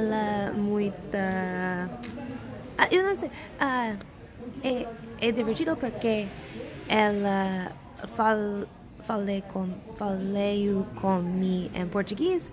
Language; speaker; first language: Portuguese; non-native, learner; English